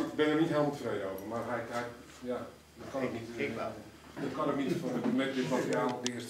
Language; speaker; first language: Dutch; native; Dutch